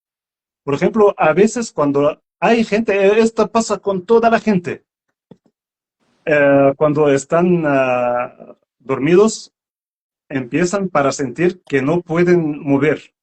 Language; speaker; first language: Spanish; non-native, learner; Arabic